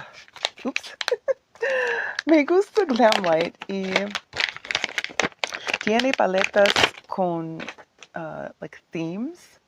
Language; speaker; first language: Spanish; non-native, learner; English